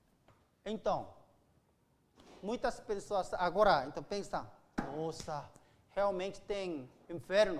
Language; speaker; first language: Portuguese; non-native, learner; Korean